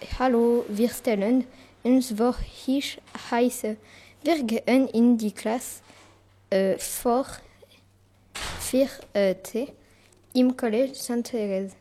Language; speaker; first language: German; non-native, learner; French